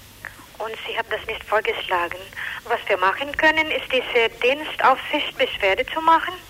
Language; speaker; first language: German; non-native, learner; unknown